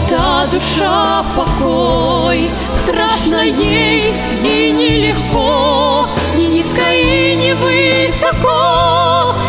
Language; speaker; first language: Russian; native; Russian